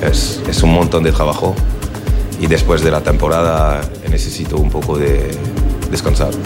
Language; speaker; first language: Spanish; non-native, learner; French